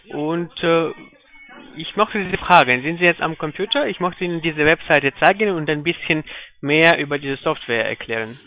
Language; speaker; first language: German; non-native, fluent; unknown